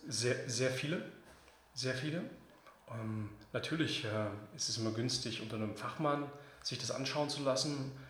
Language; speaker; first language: German; native; German